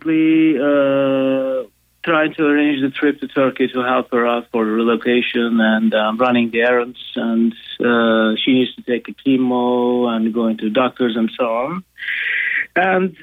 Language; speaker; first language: English; non-native, fluent; Turkish